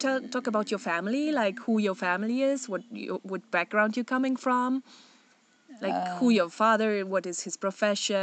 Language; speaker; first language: English; non-native, fluent; Polish